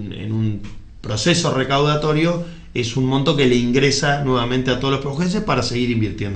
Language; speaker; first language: Spanish; native; Spanish